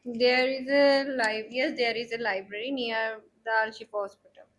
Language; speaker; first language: English; non-native, learner; Hindi